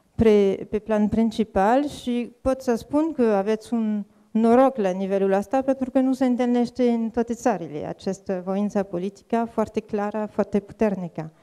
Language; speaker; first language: Romanian; non-native, fluent; French